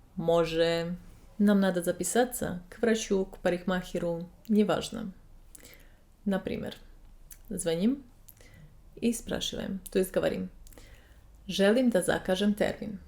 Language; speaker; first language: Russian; non-native, fluent; Serbian